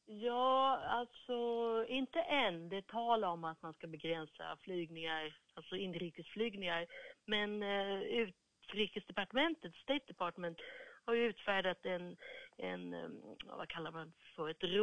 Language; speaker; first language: Swedish; native; Swedish